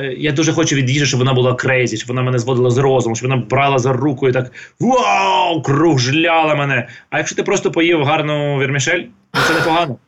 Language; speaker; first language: Ukrainian; non-native, local second language; Russian